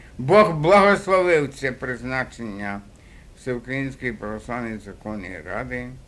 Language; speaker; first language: Ukrainian; native; Ukrainian